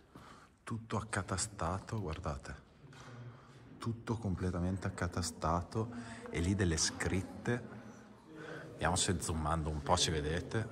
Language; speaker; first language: Italian; native; Italian